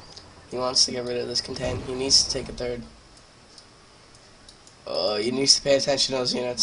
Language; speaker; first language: English; native; English